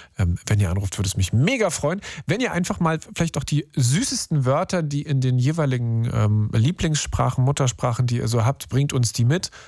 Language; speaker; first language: German; native; German